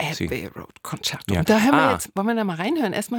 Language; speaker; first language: German; native; German